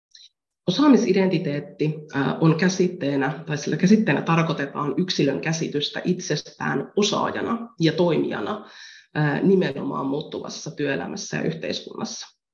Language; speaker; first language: Finnish; native; Finnish